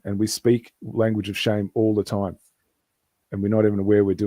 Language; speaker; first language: English; native; English